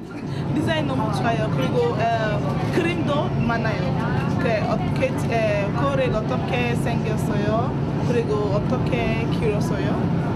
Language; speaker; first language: Korean; non-native, learner; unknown